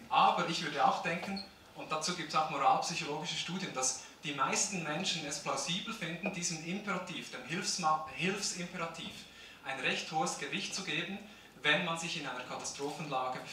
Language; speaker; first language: German; native; German